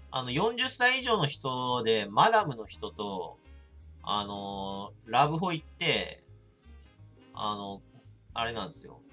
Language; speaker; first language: Japanese; native; Japanese